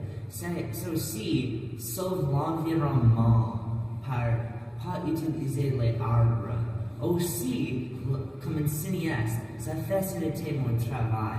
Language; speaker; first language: French; non-native, learner; English